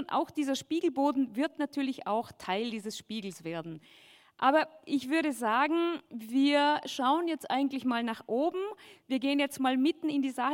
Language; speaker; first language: German; native; German